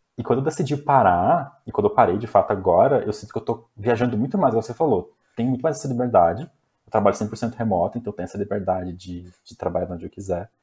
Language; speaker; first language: Portuguese; native; Portuguese